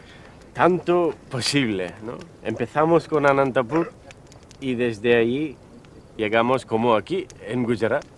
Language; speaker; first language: Spanish; early bilingual, heritage; Spanish